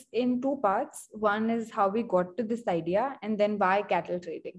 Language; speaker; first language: English; non-native, local second language; Hindi